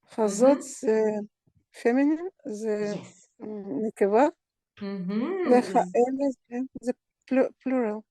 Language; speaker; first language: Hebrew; non-native, learner; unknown